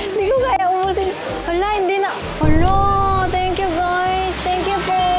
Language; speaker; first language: Filipino; non-native, fluent; Korean